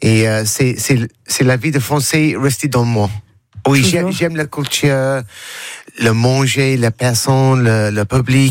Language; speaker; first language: French; non-native, learner; English